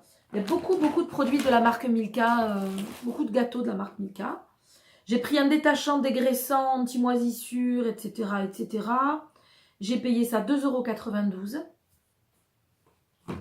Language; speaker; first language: French; native; French